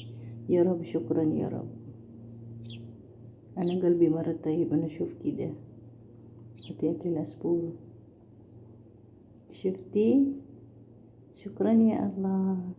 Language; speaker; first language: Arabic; non-native, learner; Filipino